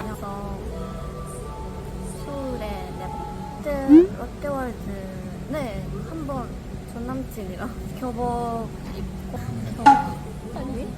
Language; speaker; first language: Korean; non-native, learner; Japanese